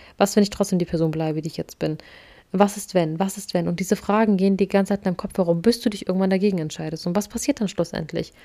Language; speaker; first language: German; early bilingual, other home language; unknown